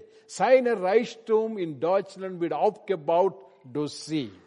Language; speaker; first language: German; non-native, learner; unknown